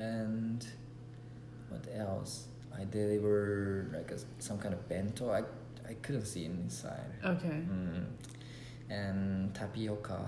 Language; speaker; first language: English; non-native, learner; Japanese